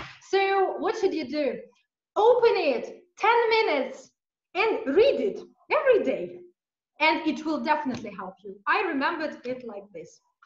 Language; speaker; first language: English; non-native, fluent; Russian